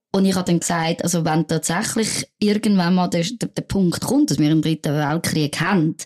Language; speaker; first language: German; non-native, fluent; French